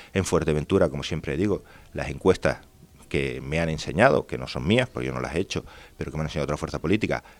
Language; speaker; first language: Spanish; native; Spanish